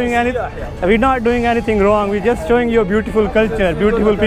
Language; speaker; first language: English; non-native, local second language; Urdu